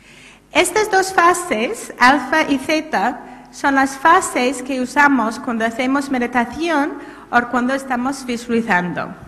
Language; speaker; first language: Spanish; non-native, fluent; English